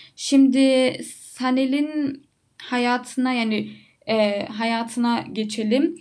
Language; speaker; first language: Turkish; early bilingual, heritage; Turkish